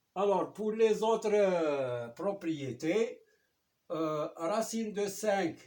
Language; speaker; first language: French; non-native, local second language; Arabic